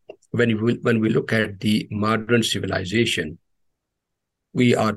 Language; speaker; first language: English; non-native, local second language; Urdu